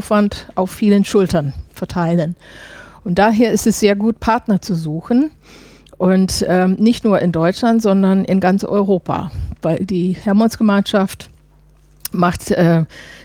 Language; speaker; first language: German; non-native, fluent; English